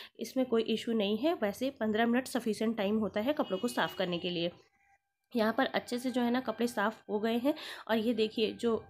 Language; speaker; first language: Hindi; native; Hindi